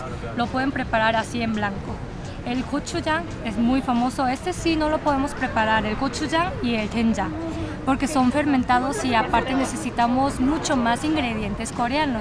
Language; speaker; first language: Spanish; non-native, fluent; Korean